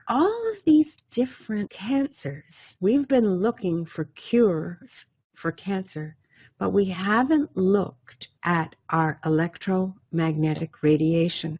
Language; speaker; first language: English; native; English